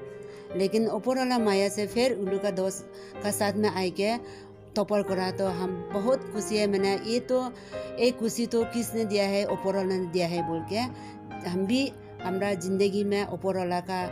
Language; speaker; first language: Hindi; non-native, local second language; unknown